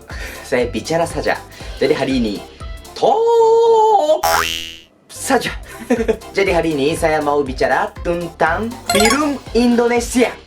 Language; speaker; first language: Indonesian; non-native, learner; Japanese